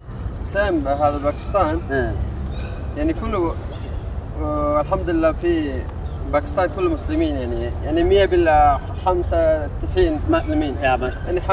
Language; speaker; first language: Arabic; non-native, learner; Oromo